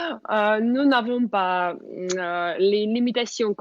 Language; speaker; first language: French; non-native, fluent; Russian